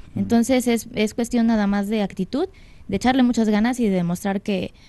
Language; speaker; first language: Spanish; native; Spanish